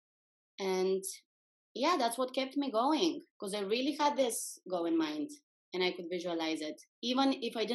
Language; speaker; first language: English; non-native, fluent; Bulgarian